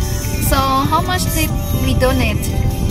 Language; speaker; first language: English; non-native, fluent; Filipino